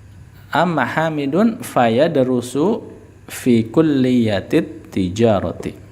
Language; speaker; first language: Arabic; non-native, fluent; Indonesian